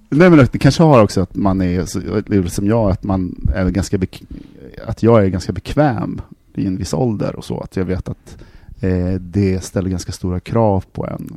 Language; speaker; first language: Swedish; native; Swedish